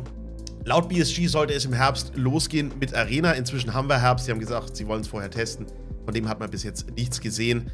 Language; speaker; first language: German; native; German